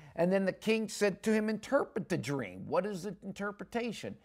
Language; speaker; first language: English; native; English